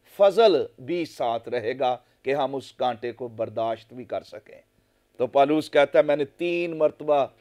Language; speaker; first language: Urdu; non-native, local second language; Punjabi